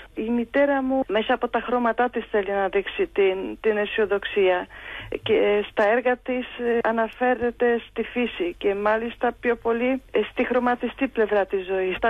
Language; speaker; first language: Greek; non-native, fluent; Polish